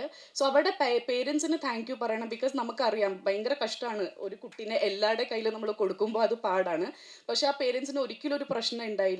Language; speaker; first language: Malayalam; early bilingual, heritage; Malayalam